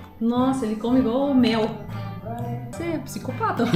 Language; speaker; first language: Portuguese; native; Portuguese